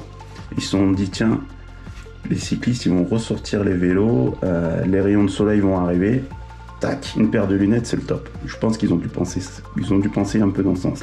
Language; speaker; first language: French; native; French